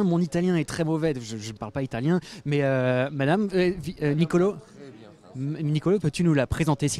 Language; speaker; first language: French; native; French